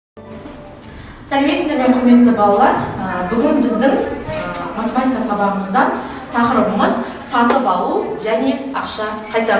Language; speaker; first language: Kazakh; native; Kazakh